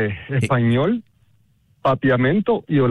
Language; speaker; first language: Spanish; non-native, fluent; Papiamento